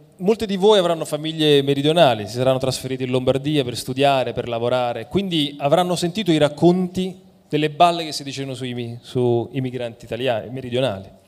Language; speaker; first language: Italian; native; Italian